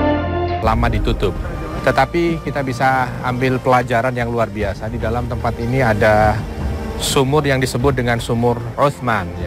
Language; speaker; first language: Indonesian; native; Indonesian